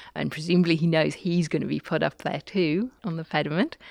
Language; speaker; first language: English; native; English